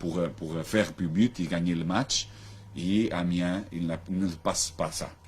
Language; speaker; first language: French; non-native, learner; Portuguese